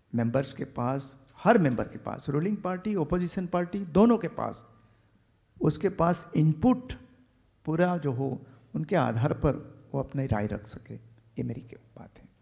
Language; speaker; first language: Hindi; non-native, local second language; Gujarati